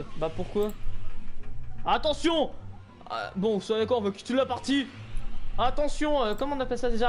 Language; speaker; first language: French; native; French